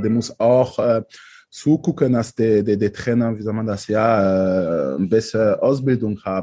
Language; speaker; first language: German; non-native, fluent; French